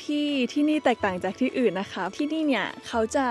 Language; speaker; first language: Thai; native; Thai